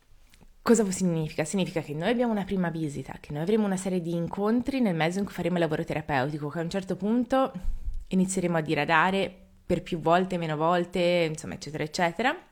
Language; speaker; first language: Italian; native; Italian